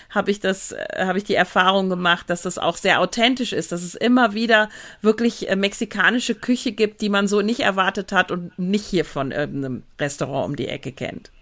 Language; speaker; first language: German; native; German